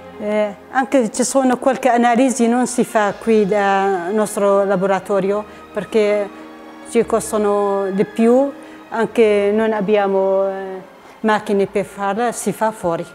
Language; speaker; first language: Italian; non-native, fluent; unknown